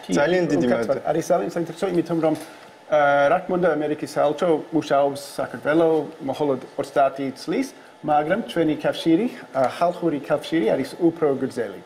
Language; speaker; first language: Georgian; non-native, learner; English